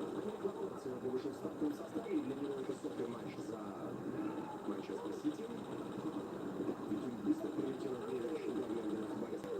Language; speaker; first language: Russian; native; Russian